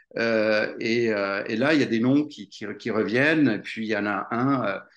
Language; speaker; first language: French; native; French